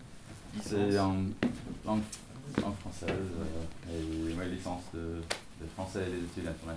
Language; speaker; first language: French; non-native, fluent; English